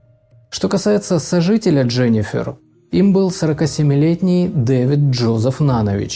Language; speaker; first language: Russian; native; Russian